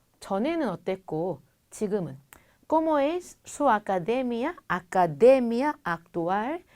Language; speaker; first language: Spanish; non-native, fluent; Korean